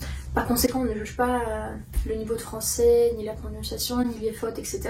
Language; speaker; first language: French; non-native, fluent; Russian